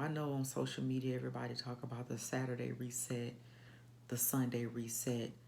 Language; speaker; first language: English; native; English